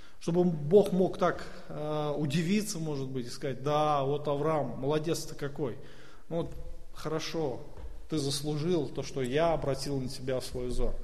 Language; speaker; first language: Russian; native; Russian